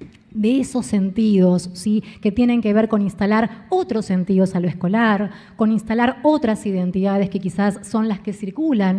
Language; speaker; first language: Spanish; native; Spanish